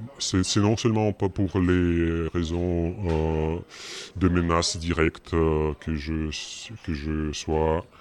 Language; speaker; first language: French; non-native, learner; Russian